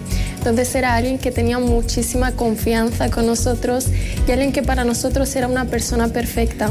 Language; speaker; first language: Spanish; early bilingual, other home language; Arabic